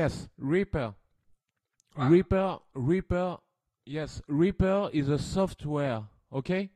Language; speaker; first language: English; non-native, learner; French